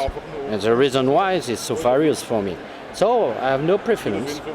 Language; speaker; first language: English; non-native, fluent; French